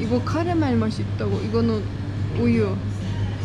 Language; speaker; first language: Korean; non-native, learner; Turkish